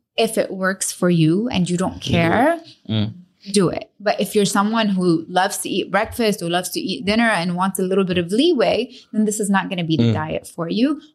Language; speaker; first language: English; early bilingual, other home language; Arabic